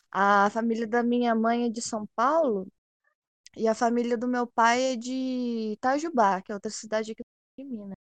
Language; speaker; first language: Portuguese; native; Portuguese